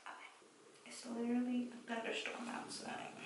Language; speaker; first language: English; native; English